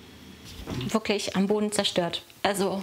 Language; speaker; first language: German; native; German